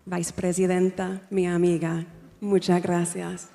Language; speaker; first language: Spanish; non-native, learner; English